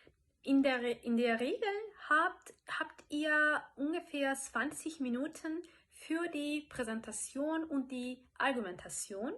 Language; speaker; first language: German; non-native, fluent; Turkish